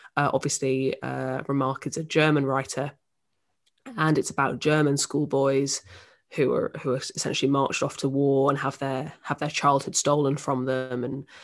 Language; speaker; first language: English; native; English